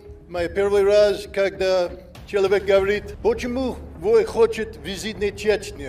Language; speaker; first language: Russian; non-native, learner; English